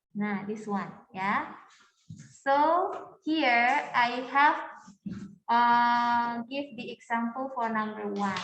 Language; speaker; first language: English; non-native, fluent; Indonesian